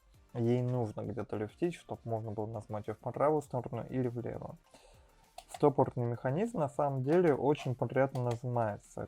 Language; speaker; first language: Russian; native; Russian